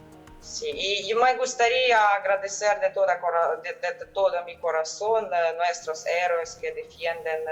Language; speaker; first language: Spanish; non-native, fluent; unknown